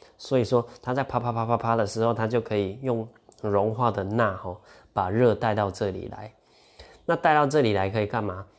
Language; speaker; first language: Chinese; native; Chinese